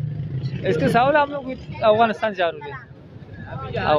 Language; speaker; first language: Hindi; non-native, learner; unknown